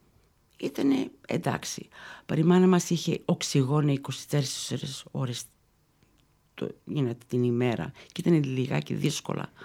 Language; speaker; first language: Greek; early bilingual, heritage; Greek